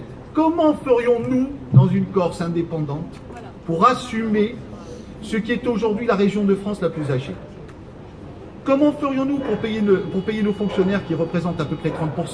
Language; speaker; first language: French; native; French